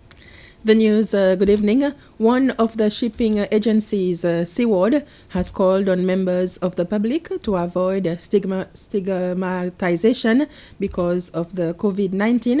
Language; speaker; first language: English; non-native, local second language; Seselwa Creole French